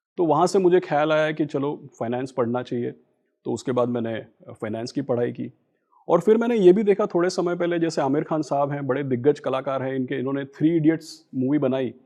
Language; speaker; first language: Hindi; non-native, local second language; Gujarati